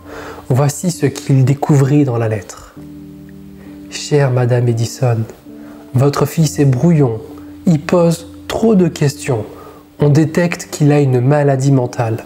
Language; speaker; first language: French; native; French